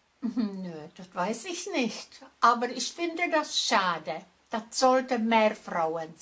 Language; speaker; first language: German; non-native, fluent; Czech